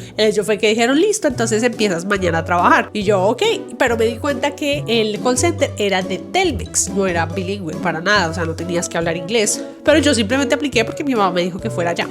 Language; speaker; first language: Spanish; native; Spanish